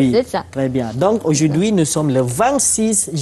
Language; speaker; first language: French; non-native, fluent; Malay